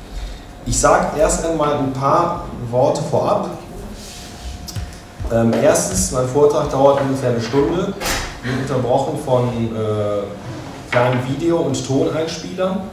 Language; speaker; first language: German; native; German